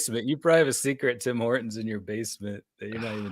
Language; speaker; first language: English; native; English